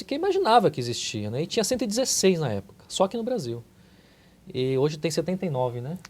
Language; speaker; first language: Portuguese; native; Portuguese